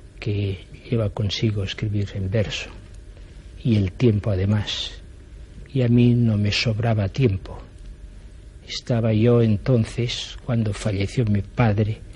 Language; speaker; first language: Spanish; non-native, local second language; Catalan